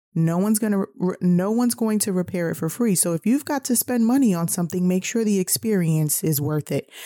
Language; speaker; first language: English; native; English